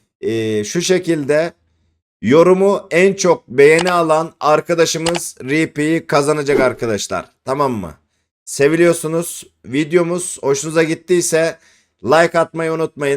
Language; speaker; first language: Turkish; native; Turkish